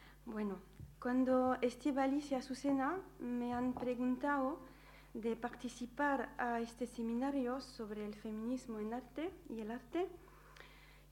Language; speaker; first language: Spanish; non-native, learner; French